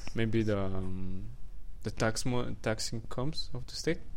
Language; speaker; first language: English; non-native, fluent; French